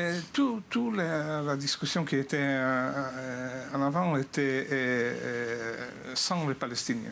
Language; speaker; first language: French; non-native, fluent; Hebrew